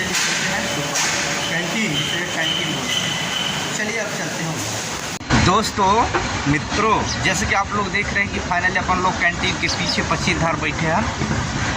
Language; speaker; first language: Hindi; non-native, local second language; Chhattisgarhi